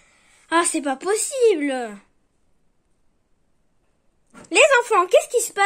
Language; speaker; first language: French; native; French